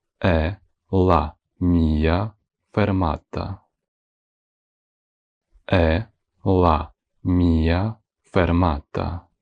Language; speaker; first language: Italian; non-native, fluent; Ukrainian